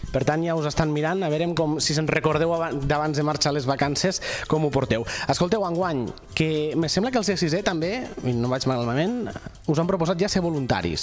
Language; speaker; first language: Catalan; native; Catalan